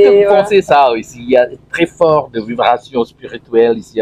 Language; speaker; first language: French; non-native, learner; Indonesian